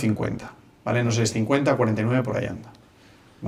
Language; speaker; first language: Spanish; native; Spanish